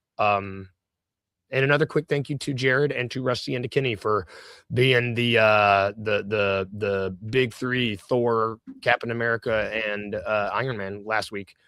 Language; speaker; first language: English; native; English